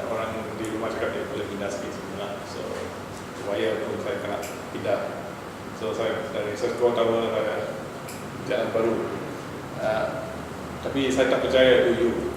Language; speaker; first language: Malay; non-native, local second language; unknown